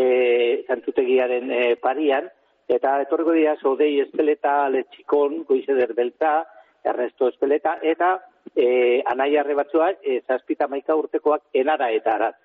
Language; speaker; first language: Basque; native; Basque